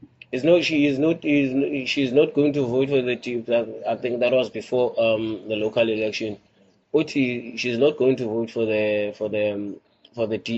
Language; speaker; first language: English; non-native, local second language; Xhosa